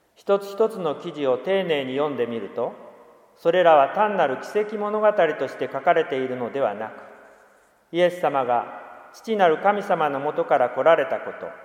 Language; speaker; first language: Japanese; native; Japanese